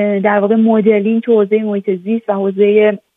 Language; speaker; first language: Persian; native; Persian